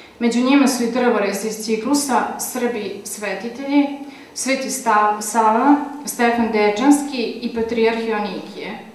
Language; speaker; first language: Serbian; native; Serbian